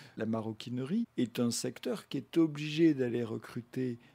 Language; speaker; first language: French; native; French